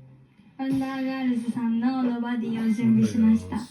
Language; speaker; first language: Japanese; native; Japanese